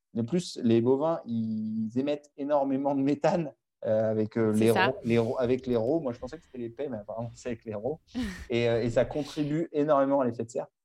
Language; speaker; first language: French; native; French